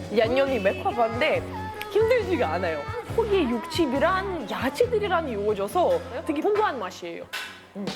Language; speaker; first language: Korean; non-native, fluent; Russian